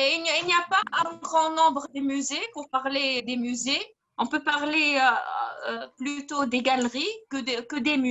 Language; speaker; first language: French; non-native, fluent; Arabic